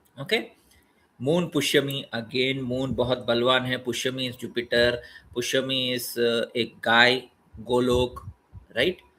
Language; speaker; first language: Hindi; non-native, local second language; Telugu